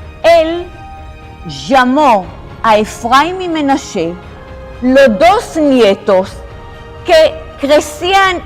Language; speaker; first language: Spanish; non-native, fluent; Hebrew